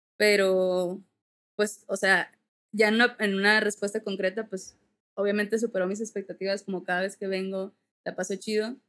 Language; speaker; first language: Spanish; native; Spanish